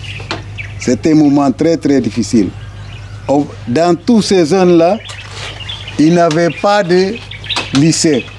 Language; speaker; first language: French; non-native, fluent; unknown